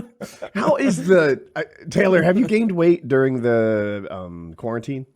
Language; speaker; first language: English; native; English